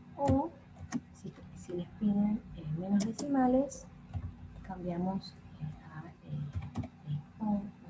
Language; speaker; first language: Spanish; native; Spanish